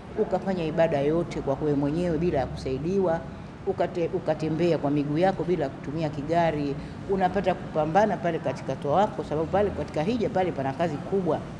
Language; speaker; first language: Swahili; native; Swahili